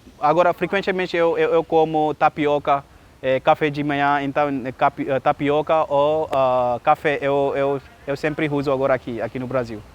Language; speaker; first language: Portuguese; non-native, learner; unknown